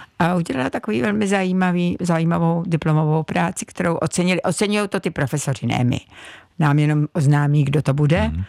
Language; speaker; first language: Czech; native; Czech